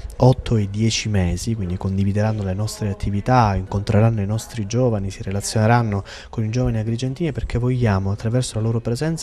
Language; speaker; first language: Italian; native; Italian